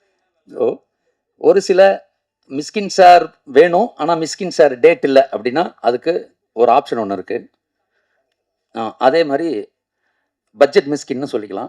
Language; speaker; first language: Tamil; native; Tamil